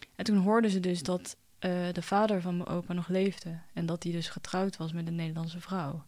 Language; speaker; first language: Dutch; early bilingual, other home language; Chinese